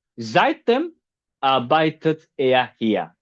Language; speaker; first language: German; non-native, fluent; Turkish